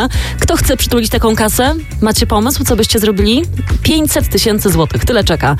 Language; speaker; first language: Polish; native; Polish